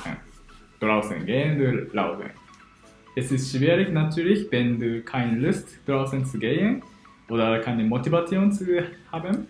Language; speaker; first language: German; non-native, learner; Japanese